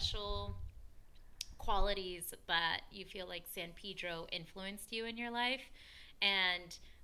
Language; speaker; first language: English; early bilingual, other home language; Spanish